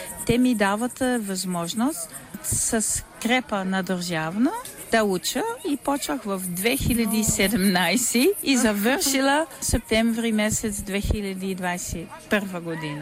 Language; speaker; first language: Bulgarian; non-native, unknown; Dutch